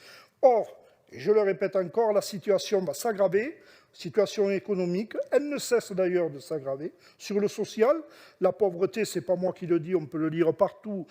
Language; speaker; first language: French; native; French